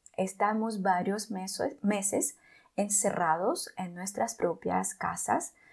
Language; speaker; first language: Spanish; non-native, fluent; Russian